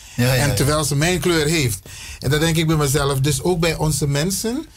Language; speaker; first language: Dutch; non-native, local second language; Sranan Tongo